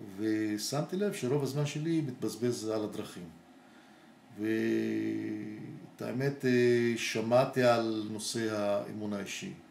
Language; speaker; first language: Hebrew; non-native, local second language; Arabic